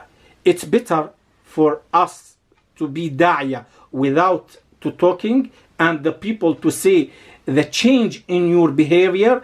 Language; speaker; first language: English; non-native, learner; Arabic